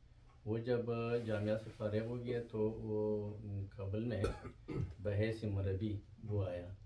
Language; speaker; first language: Hindi; non-native, fluent; Pashto